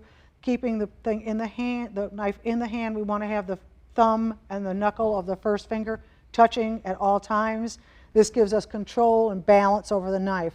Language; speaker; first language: English; native; English